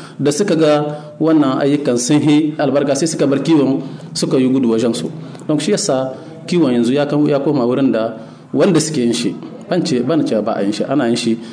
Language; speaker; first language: Hausa; non-native, local second language; Tamasheq